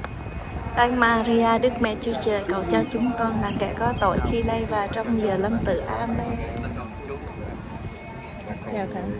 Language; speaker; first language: Vietnamese; native; Vietnamese